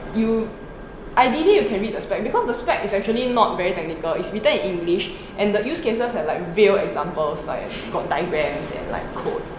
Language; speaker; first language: English; non-native, local second language; Min Nan Chinese